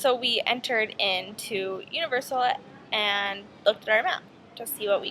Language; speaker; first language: English; native; English